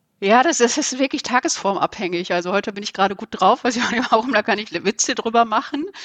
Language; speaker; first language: German; early bilingual, other home language; Turkish